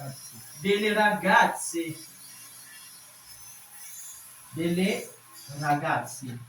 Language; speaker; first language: Italian; non-native, fluent; French